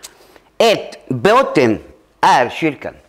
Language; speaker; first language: Swedish; early bilingual, other home language; Spanish